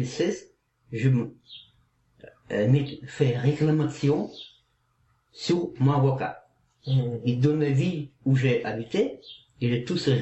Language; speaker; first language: French; non-native, learner; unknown